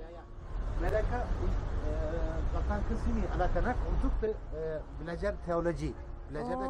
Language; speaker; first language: Indonesian; non-native, learner; Turkish